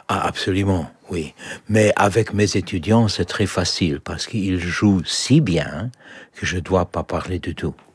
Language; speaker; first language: French; non-native, learner; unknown